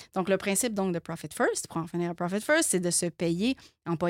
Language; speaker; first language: French; native; French